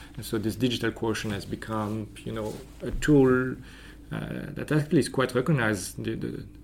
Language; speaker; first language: English; non-native, fluent; French